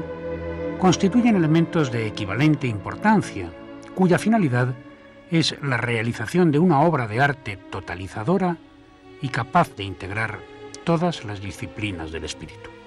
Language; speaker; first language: Spanish; native; Spanish